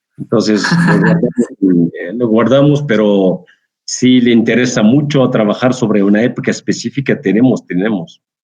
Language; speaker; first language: Spanish; non-native, fluent; Arabic